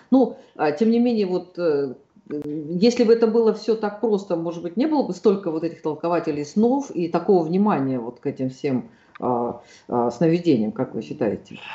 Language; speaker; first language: Russian; native; Russian